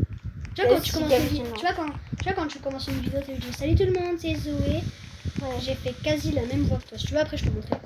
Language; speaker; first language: French; native; French